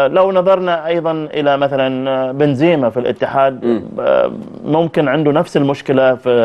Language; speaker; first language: Arabic; native; Arabic